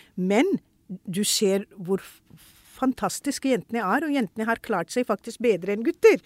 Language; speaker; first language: Norwegian; non-native, fluent; Urdu